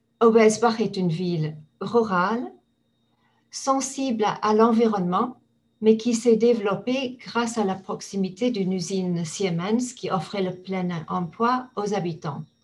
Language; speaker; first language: French; non-native, fluent; English